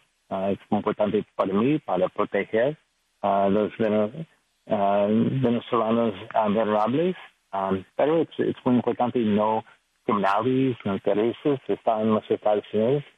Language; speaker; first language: Spanish; non-native, learner; English